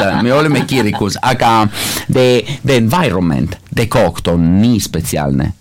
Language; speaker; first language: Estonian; non-native, learner; Italian